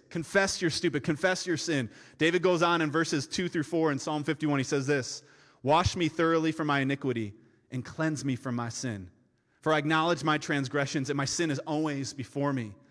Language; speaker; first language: English; native; English